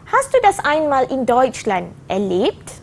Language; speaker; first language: German; non-native, fluent; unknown